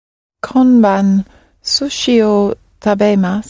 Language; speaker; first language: Japanese; non-native, learner; English